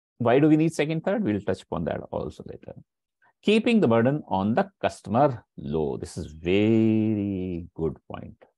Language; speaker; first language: English; non-native, local second language; Hindi